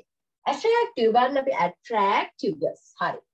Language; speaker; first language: English; non-native, local second language; Sinhala